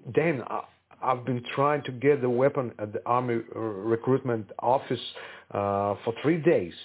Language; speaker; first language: English; non-native, fluent; Ukrainian